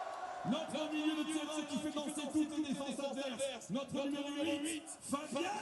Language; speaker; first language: French; native; French